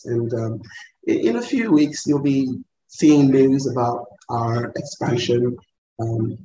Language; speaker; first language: English; non-native, local second language; Yoruba